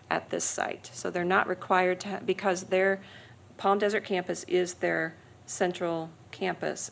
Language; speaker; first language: English; native; English